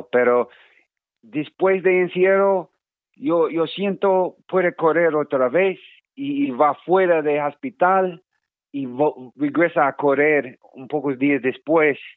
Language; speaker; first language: Spanish; non-native, learner; English